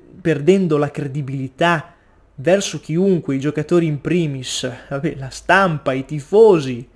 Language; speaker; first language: Italian; native; Italian